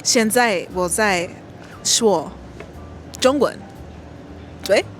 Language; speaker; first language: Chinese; early bilingual, heritage; Chinese